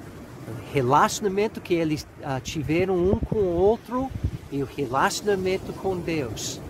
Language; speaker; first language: Portuguese; non-native, fluent; English